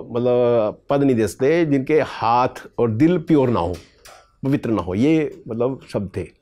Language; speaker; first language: Hindi; native; Hindi